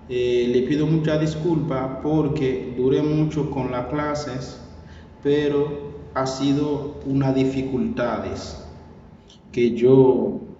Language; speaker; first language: Spanish; non-native, learner; Haitian Creole